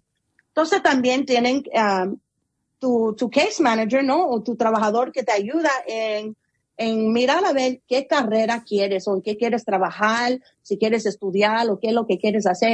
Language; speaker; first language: Spanish; early bilingual, heritage; Spanish